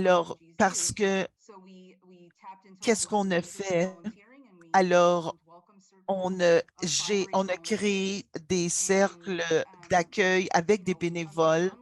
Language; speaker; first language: French; non-native, fluent; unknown